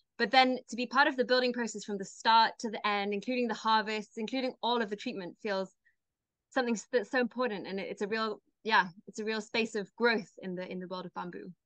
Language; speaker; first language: English; native; English